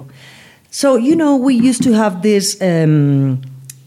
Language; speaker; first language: English; non-native, learner; Spanish